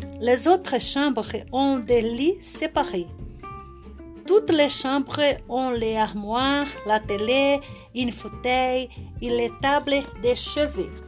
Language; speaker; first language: French; non-native, learner; Portuguese